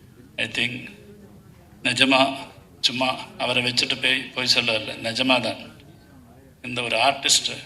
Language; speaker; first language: Tamil; non-native, learner; Malayalam